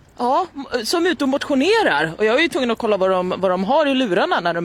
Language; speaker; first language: Swedish; native; Swedish